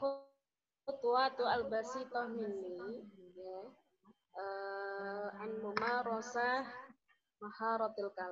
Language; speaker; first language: Arabic; non-native, learner; Indonesian